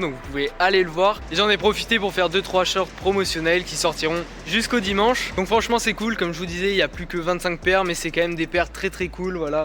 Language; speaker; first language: French; native; French